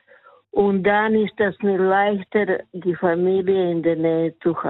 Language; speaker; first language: German; non-native, fluent; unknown